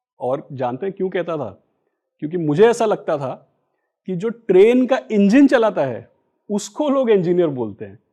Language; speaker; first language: Hindi; non-native, local second language; Gujarati